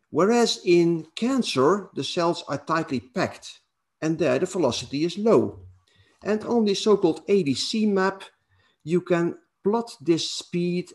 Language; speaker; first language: English; non-native, fluent; Dutch